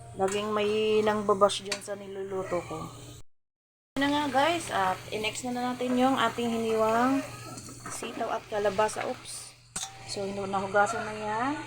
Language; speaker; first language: Filipino; native; Filipino